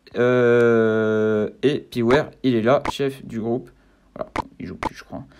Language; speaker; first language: French; native; French